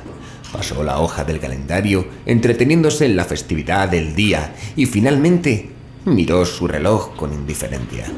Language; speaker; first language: Spanish; native; Spanish